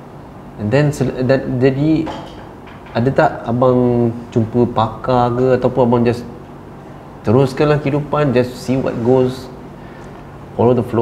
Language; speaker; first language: Malay; native; Malay